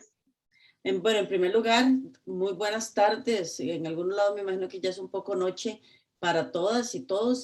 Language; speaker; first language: Spanish; native; Spanish